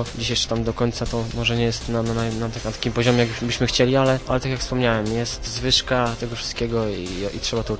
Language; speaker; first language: Polish; native; Polish